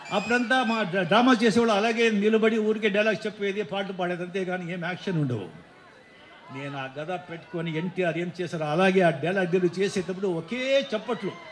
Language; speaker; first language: Telugu; non-native, fluent; Marathi